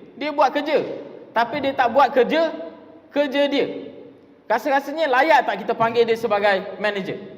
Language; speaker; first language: Malay; non-native, local second language; Tamil